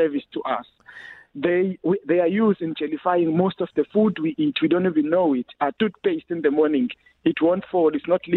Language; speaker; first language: English; non-native, local second language; Xhosa